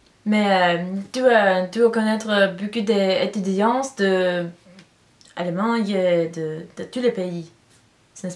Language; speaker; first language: French; non-native, learner; English